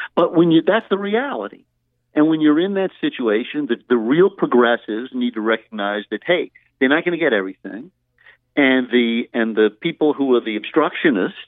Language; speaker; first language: English; native; English